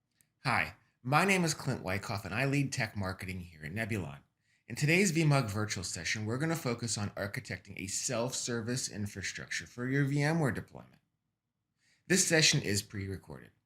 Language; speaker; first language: English; native; English